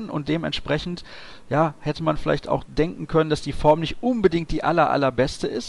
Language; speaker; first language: German; native; German